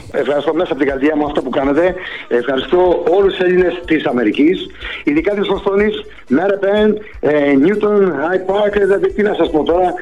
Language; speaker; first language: Greek; early bilingual, heritage; Greek